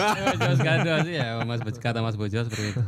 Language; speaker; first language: Indonesian; native; Indonesian